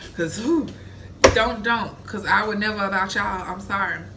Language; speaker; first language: English; native; English